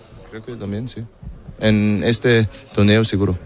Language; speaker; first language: Spanish; non-native, learner; German